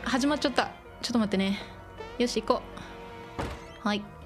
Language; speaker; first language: Japanese; native; Japanese